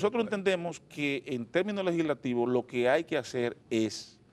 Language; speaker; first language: Spanish; native; Spanish